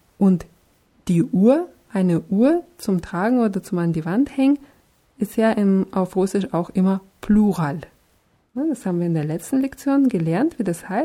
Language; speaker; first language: German; non-native, fluent; Russian